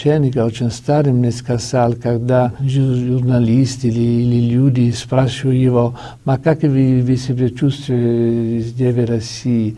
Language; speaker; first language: Russian; non-native, learner; Italian